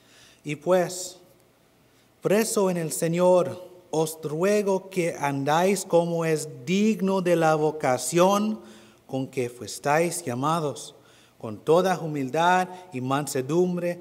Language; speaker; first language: Spanish; non-native, fluent; English